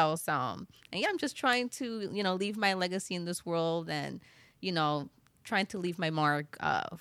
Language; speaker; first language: English; native; English